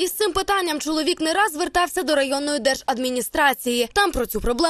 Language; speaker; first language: Ukrainian; native; Ukrainian